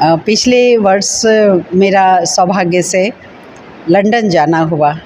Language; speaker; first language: Hindi; native; Hindi